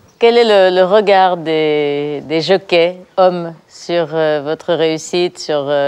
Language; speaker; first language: French; native; French